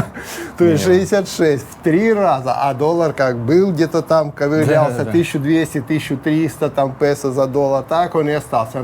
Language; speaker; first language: Russian; native; Russian